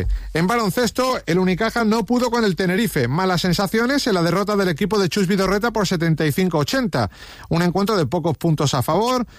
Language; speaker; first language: Spanish; native; Spanish